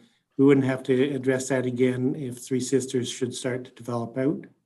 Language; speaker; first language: English; native; English